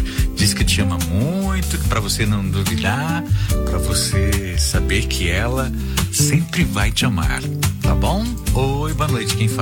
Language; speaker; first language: Portuguese; native; Portuguese